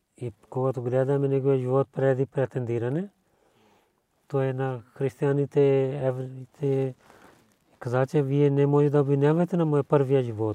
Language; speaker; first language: Bulgarian; non-native, learner; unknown